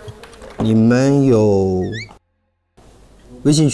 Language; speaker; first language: Chinese; native; Chinese